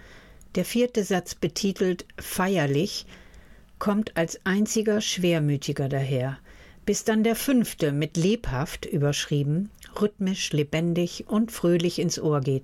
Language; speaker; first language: German; native; German